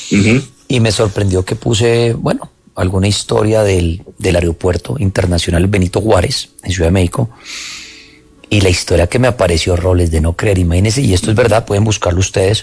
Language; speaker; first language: Spanish; native; Spanish